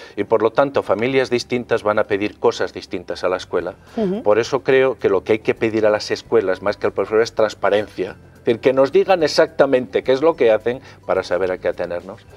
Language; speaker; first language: Spanish; native; Spanish